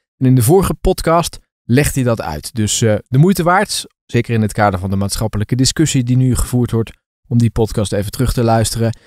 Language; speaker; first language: Dutch; native; Dutch